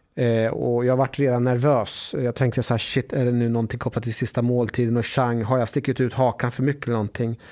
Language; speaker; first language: Swedish; early bilingual, other home language; Somali